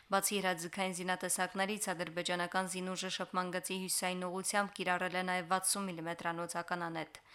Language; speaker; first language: Armenian; native; Armenian